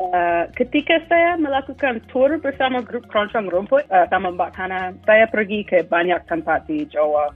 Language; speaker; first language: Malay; non-native, fluent; English